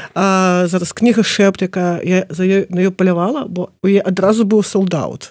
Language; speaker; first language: Belarusian; native; Belarusian